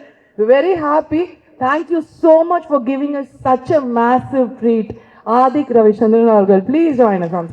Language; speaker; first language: Tamil; native; Tamil